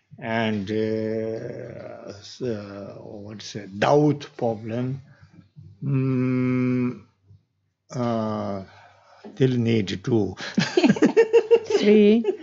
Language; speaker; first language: English; non-native, learner; Tibetan